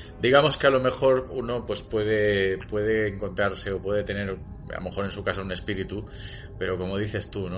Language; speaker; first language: Spanish; native; Spanish